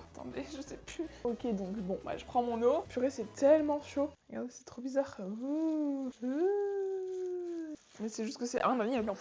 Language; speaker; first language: French; native; French